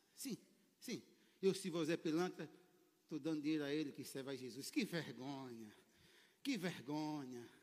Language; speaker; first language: Portuguese; native; Portuguese